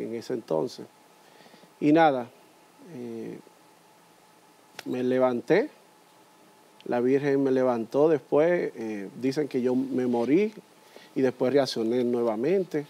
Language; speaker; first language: Spanish; native; Spanish